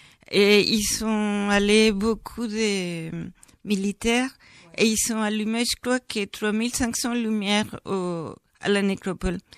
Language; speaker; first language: French; non-native, fluent; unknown